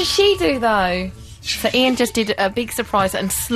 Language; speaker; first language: English; native; English